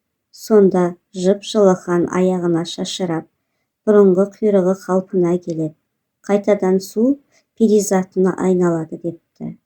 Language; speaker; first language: Kazakh; native; Kazakh